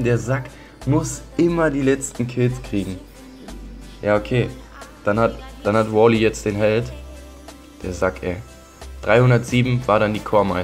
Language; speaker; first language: German; native; German